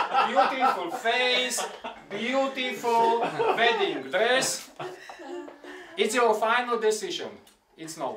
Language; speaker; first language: English; non-native, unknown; Slovak